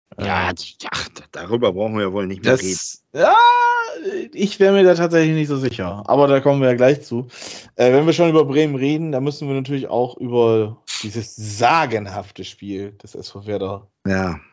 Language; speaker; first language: German; native; German